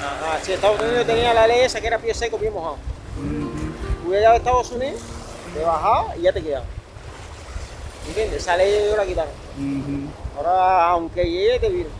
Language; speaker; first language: Spanish; native; Spanish